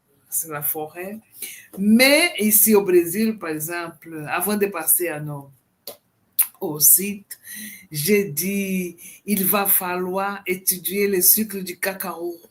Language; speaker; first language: French; non-native, fluent; Portuguese